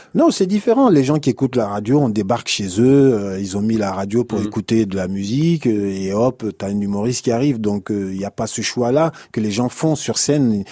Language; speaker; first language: French; non-native, local second language; Hausa